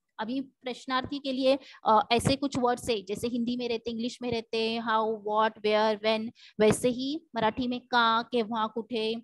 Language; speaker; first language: Hindi; non-native, local second language; Marathi